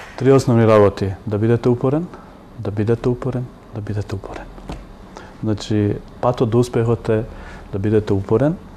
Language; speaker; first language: Macedonian; native; Macedonian